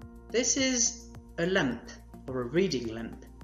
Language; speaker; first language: English; non-native, fluent; French